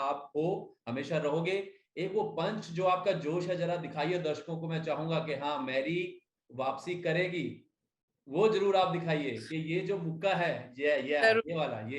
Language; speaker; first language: Hindi; native; Hindi